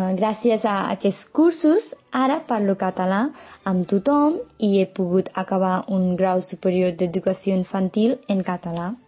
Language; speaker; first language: Catalan; non-native, fluent; Nepali